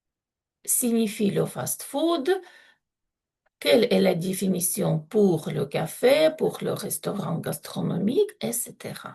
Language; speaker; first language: French; non-native, fluent; Ukrainian